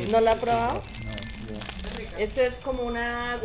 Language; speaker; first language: Spanish; native; Spanish